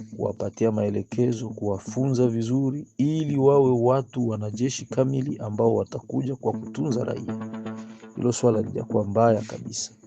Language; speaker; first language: Swahili; native; Swahili